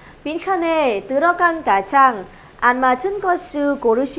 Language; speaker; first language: Korean; non-native, fluent; Vietnamese